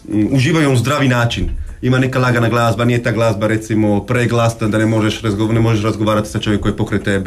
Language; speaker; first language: Croatian; non-native, fluent; Italian